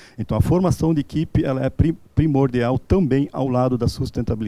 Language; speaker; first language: Portuguese; native; Portuguese